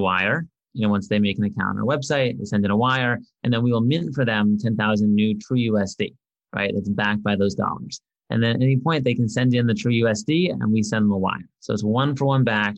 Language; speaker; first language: English; native; English